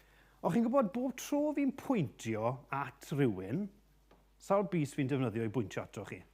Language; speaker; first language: Welsh; native; Welsh